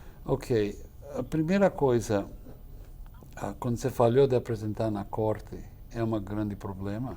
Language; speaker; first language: Portuguese; non-native, fluent; English